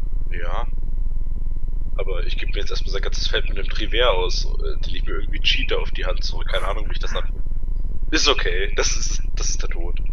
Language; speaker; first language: German; native; German